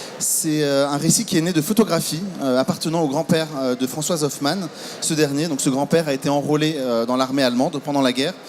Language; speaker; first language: French; native; French